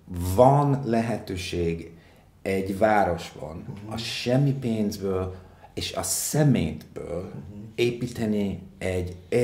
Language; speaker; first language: Hungarian; non-native, fluent; English